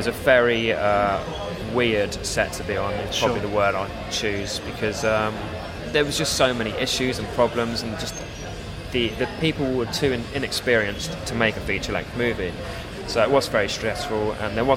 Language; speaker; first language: English; native; English